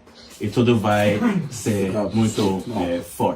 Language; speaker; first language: Portuguese; non-native, learner; English